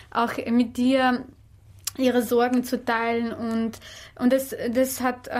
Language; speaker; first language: German; non-native, fluent; Armenian